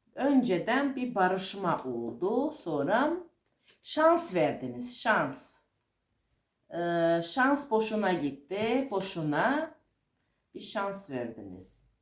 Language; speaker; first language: Turkish; non-native, fluent; Russian